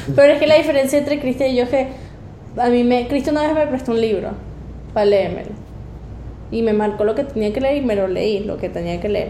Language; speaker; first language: Spanish; early bilingual, heritage; Spanish